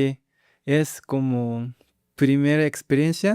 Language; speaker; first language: Spanish; non-native, learner; Japanese